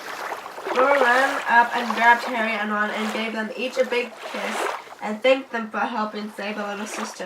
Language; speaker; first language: English; native; English